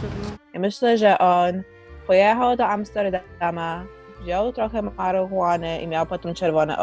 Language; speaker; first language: Polish; early bilingual, heritage; Polish